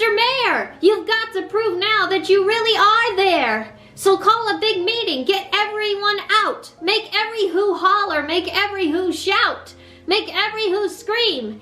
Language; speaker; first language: English; native; English